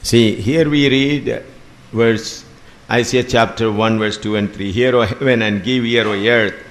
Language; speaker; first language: English; non-native, local second language; Malayalam